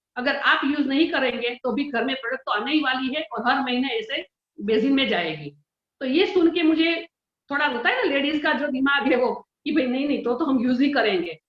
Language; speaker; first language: Hindi; non-native, local second language; Gujarati